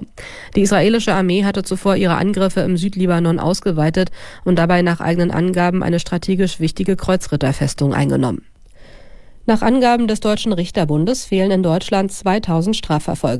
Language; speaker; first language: German; native; German